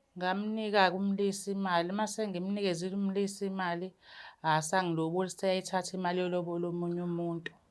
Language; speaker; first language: Zulu; native; Zulu